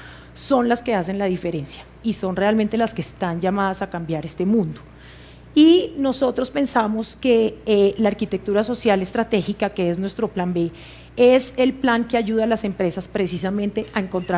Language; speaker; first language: Spanish; native; Spanish